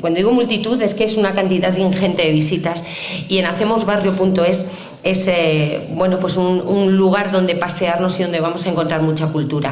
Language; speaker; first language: Spanish; native; Spanish